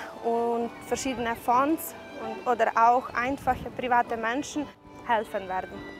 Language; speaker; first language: German; early bilingual, heritage; German